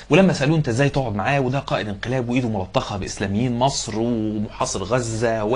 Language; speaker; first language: Arabic; native; Arabic